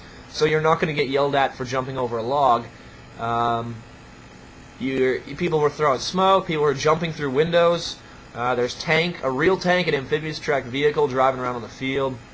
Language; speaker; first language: English; native; English